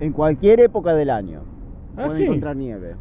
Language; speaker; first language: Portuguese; non-native, learner; Spanish